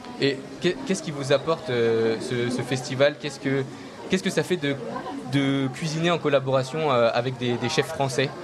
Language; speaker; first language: French; native; French